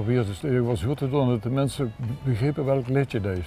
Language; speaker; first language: Dutch; native; Dutch